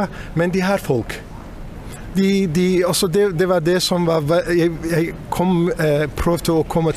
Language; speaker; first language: Norwegian; non-native, fluent; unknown